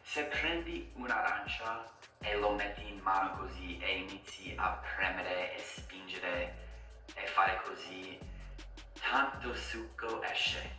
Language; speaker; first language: Italian; non-native, fluent; English